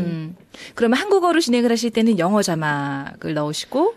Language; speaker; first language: Korean; native; Korean